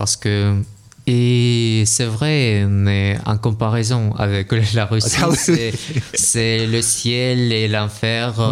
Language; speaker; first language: French; non-native, learner; Russian